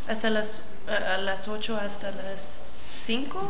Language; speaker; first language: Spanish; early bilingual, other home language; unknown